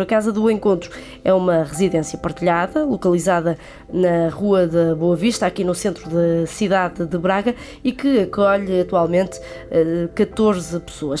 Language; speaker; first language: Portuguese; native; Portuguese